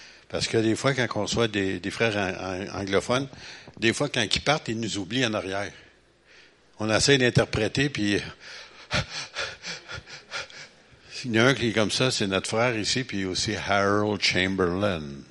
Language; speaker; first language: French; native; French